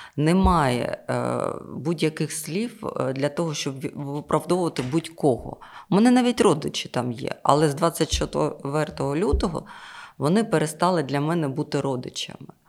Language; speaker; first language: Ukrainian; non-native, local second language; Russian